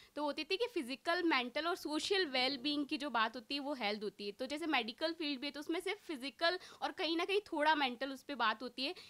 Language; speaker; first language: Hindi; native; Hindi